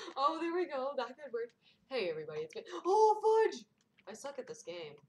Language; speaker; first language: English; native; English